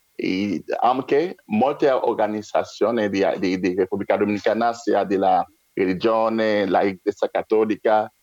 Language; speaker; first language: Spanish; non-native, learner; Haitian Creole